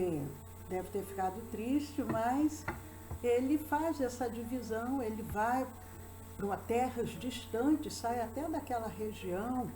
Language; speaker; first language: Portuguese; native; Portuguese